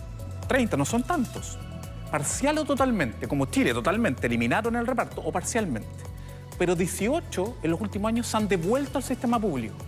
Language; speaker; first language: Spanish; native; Spanish